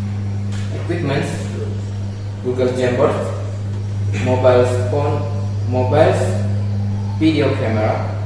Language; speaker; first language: English; non-native, learner; Indonesian